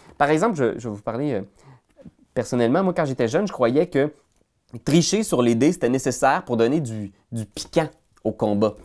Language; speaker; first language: French; native; French